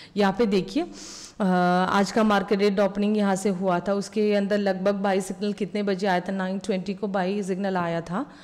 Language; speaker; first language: Hindi; non-native, local second language; Malayalam